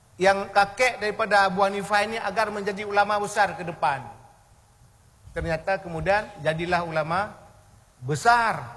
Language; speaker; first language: Indonesian; non-native, local second language; Achinese